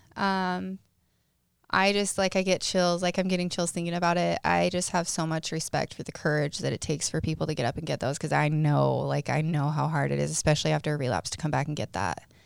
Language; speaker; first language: English; native; English